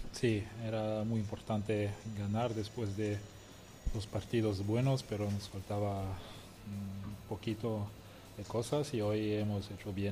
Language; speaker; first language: Spanish; non-native, fluent; French